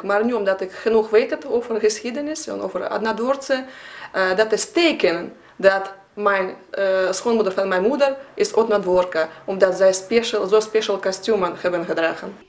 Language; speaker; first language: Dutch; non-native, fluent; Russian